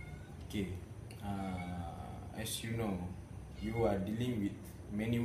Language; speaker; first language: English; non-native, local second language; Malay